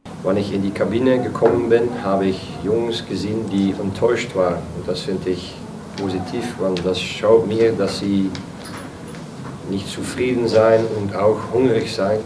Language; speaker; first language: German; non-native, fluent; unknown